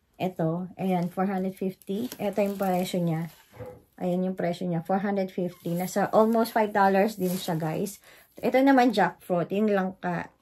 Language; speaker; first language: Filipino; native; Filipino